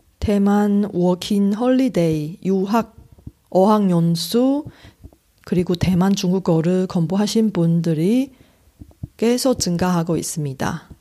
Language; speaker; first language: Korean; non-native, fluent; Chinese